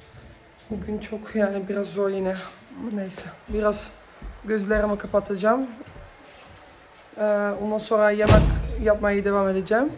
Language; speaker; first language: Turkish; early bilingual, heritage; Turkish